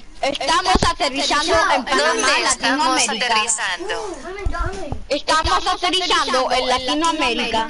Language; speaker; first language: Spanish; native; Spanish